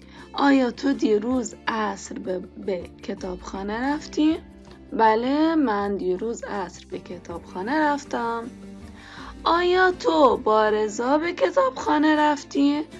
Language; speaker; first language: Persian; non-native, fluent; Arabic